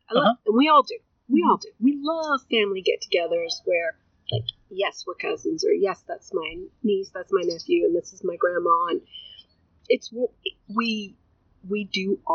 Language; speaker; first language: English; early bilingual, other home language; Spanish